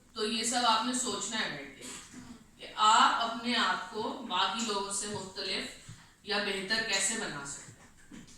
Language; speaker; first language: Urdu; native; Urdu